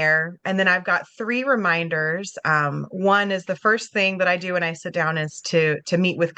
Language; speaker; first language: English; native; English